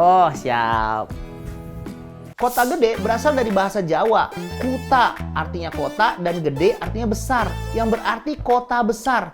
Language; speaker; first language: Indonesian; native; Indonesian